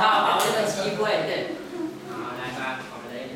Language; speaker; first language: Chinese; native; Chinese